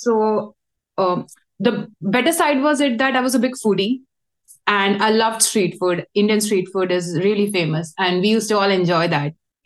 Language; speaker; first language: English; non-native, local second language; Hindi